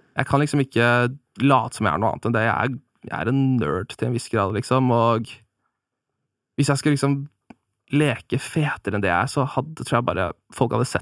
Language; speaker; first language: Norwegian; native; Norwegian